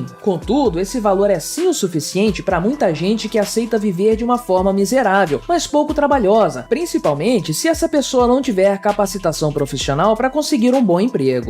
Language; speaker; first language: Portuguese; native; Portuguese